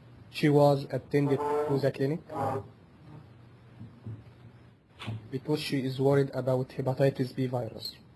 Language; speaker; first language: English; non-native, fluent; Arabic